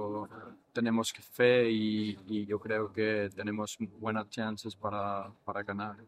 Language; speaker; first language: Spanish; non-native, fluent; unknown